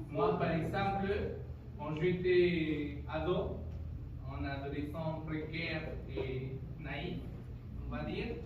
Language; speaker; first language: French; non-native, fluent; Spanish